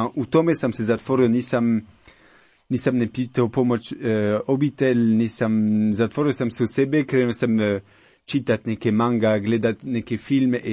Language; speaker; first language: Croatian; non-native, learner; French